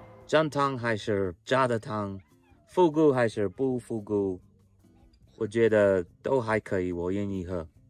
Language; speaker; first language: Chinese; non-native, fluent; English